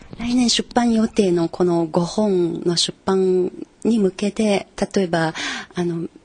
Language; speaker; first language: Japanese; non-native, fluent; Chinese